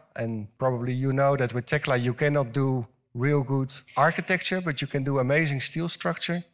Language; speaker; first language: English; non-native, fluent; Dutch